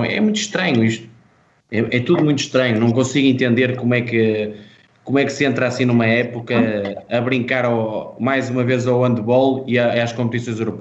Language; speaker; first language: Portuguese; native; Portuguese